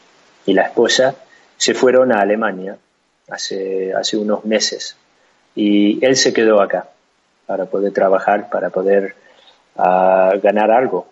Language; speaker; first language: Spanish; non-native, fluent; English